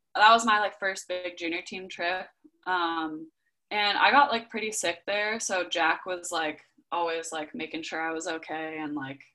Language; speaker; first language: English; native; English